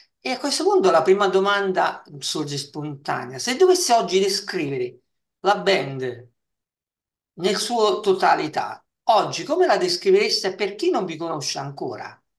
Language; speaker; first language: Italian; native; Italian